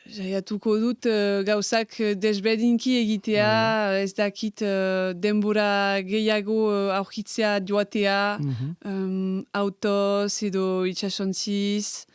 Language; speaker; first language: Basque; non-native, local second language; French